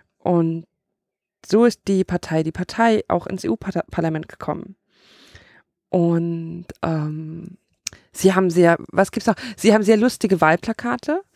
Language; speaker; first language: German; native; German